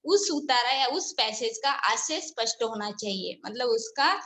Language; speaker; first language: Hindi; non-native, local second language; Marathi